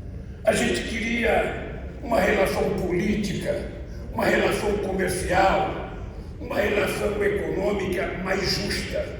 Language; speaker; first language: Portuguese; native; Portuguese